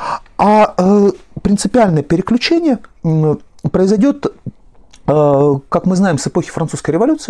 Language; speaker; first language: Russian; native; Russian